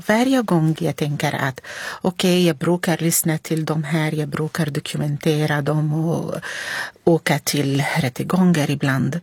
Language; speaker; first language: Swedish; non-native, learner; Arabic